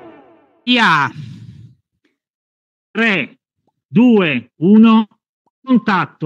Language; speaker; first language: Italian; native; Italian